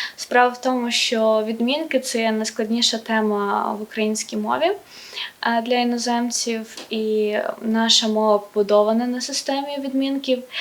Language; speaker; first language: Ukrainian; native; Ukrainian